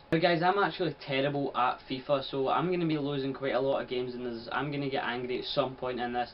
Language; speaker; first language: English; native; English